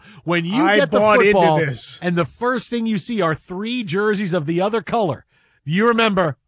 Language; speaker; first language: English; native; English